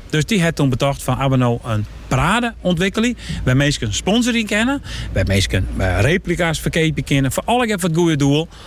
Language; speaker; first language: Dutch; non-native, local second language; Western Frisian